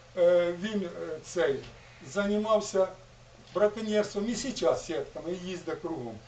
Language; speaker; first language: Ukrainian; native; Ukrainian